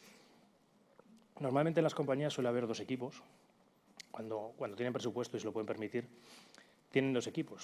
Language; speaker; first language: Spanish; native; Spanish